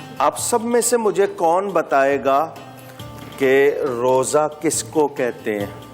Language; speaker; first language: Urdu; native; Urdu